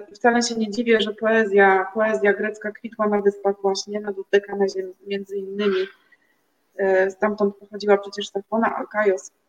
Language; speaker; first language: Polish; native; Polish